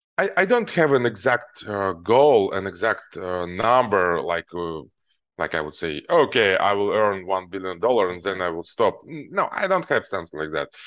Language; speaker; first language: English; non-native, fluent; Russian